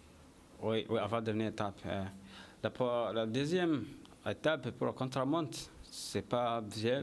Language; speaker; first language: French; non-native, learner; Kinyarwanda